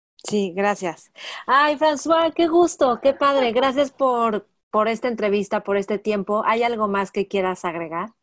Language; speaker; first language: Spanish; native; Spanish